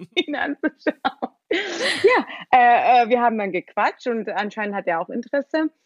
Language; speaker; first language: German; early bilingual, other home language; Georgian